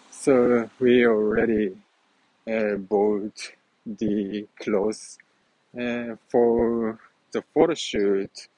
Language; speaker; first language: English; non-native, fluent; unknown